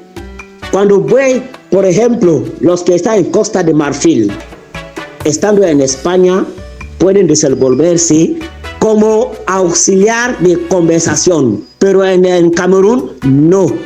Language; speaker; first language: Spanish; non-native, fluent; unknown